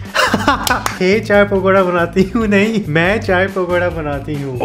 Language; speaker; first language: Hindi; native; Hindi